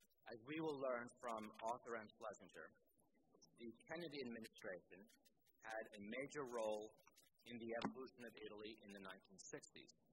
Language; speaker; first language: English; native; English